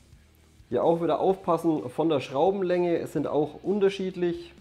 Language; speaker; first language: German; native; German